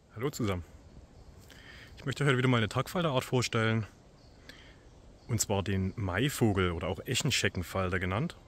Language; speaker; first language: German; native; German